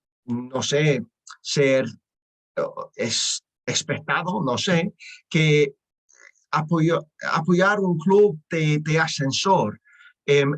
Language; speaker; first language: Spanish; non-native, learner; English